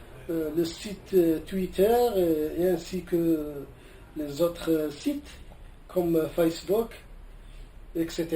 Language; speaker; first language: French; non-native, local second language; Arabic